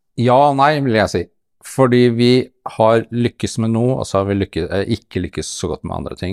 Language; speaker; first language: Norwegian; native; Norwegian